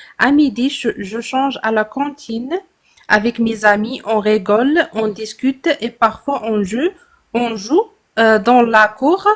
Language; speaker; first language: French; non-native, learner; Arabic